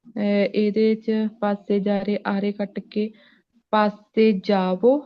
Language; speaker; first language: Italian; non-native, learner; Punjabi